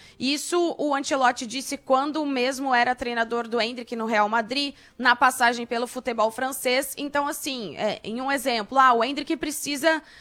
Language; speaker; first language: Portuguese; native; Portuguese